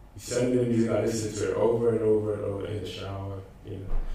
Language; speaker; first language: English; non-native, local second language; Akan